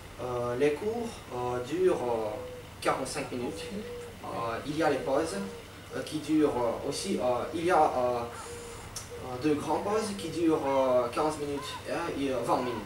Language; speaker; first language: French; non-native, learner; Russian